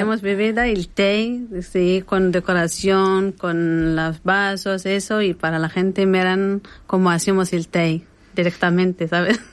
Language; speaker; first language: Spanish; non-native, learner; Arabic